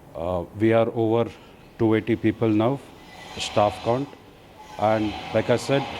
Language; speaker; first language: English; non-native, local second language; Kannada